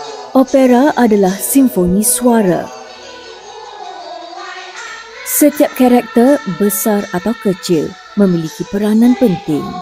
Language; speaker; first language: Malay; native; Malay